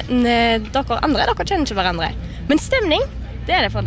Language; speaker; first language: Norwegian; native; Norwegian